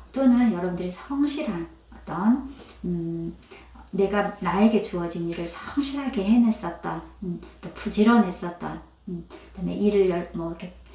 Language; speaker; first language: Korean; native; Korean